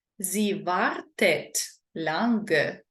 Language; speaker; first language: German; non-native, fluent; Ukrainian